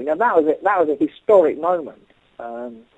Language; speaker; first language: English; native; English